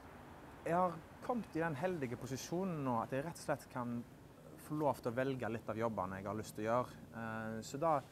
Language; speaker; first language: Norwegian; native; Norwegian